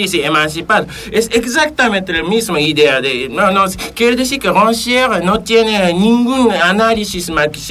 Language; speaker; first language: Spanish; non-native, fluent; Japanese